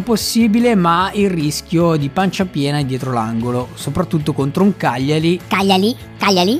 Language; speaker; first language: Italian; native; Italian